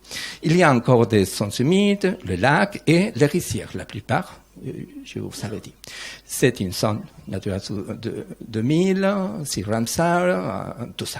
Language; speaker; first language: French; non-native, learner; Spanish